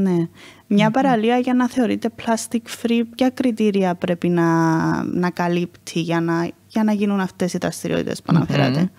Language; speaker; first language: Greek; native; Greek